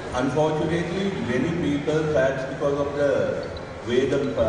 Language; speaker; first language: English; non-native, local second language; Sinhala